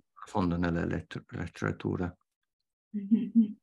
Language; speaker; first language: Italian; non-native, fluent; English